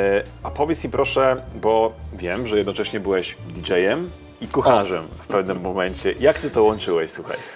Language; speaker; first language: Polish; native; Polish